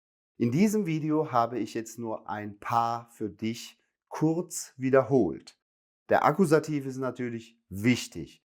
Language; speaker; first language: German; non-native, fluent; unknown